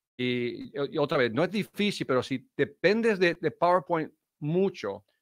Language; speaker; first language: Spanish; early bilingual, heritage; Spanish